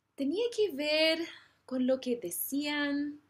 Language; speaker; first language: Spanish; non-native, fluent; English